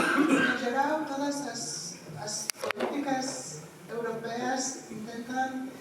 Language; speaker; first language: Portuguese; non-native, fluent; Spanish